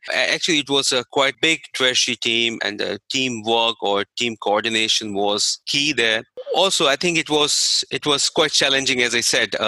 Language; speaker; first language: English; non-native, local second language; Hindi